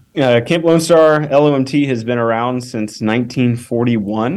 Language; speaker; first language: English; native; English